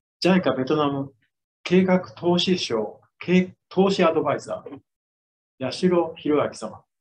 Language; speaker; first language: Japanese; native; Japanese